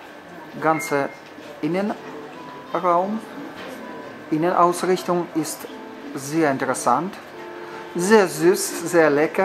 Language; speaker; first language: German; non-native, fluent; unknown